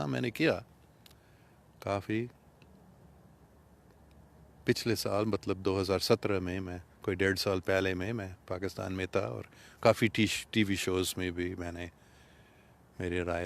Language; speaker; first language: Urdu; non-native, fluent; English